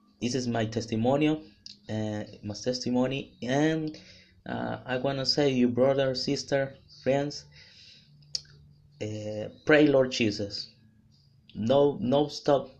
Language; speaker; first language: English; non-native, learner; Spanish